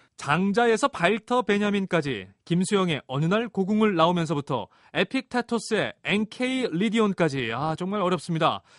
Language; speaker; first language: Korean; native; Korean